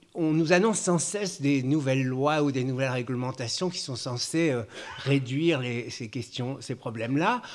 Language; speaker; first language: French; native; French